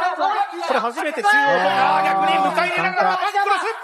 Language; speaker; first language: Japanese; native; Japanese